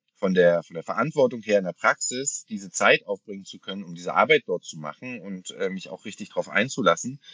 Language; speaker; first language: German; native; German